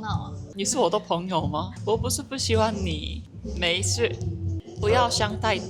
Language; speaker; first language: Chinese; non-native, learner; Korean